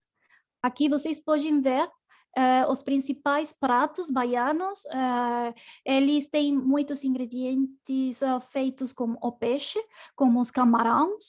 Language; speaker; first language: Portuguese; non-native, learner; Spanish